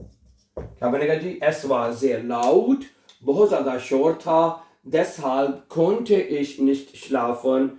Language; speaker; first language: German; non-native, fluent; Urdu